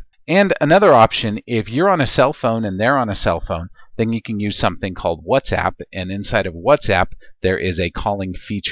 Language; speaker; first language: English; native; English